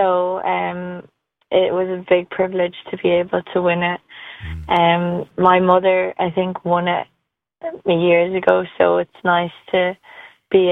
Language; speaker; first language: English; native; English